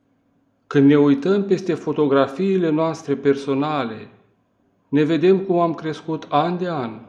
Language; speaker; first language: Romanian; native; Romanian